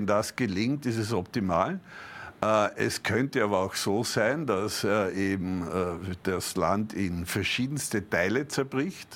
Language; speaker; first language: German; native; German